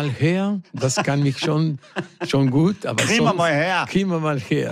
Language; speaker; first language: German; non-native, fluent; Spanish